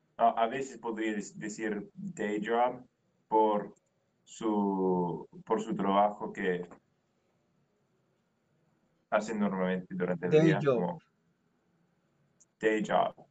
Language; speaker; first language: Spanish; non-native, fluent; English